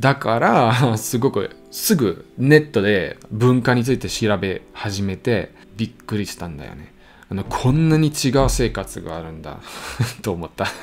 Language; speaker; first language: Japanese; non-native, learner; German